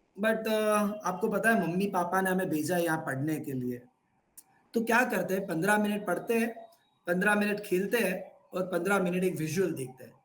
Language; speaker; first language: Hindi; non-native, local second language; Gujarati